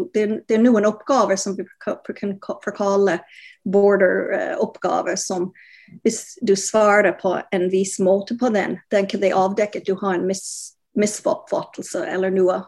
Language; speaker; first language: Norwegian; non-native, fluent; English